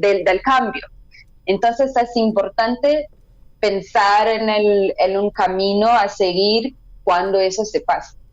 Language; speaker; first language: Spanish; non-native, fluent; Portuguese